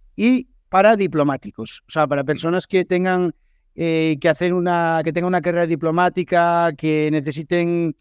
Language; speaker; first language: Spanish; native; Spanish